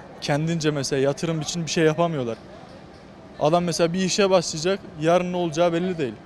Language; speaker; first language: Turkish; native; Turkish